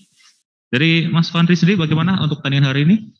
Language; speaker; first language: Indonesian; native; Indonesian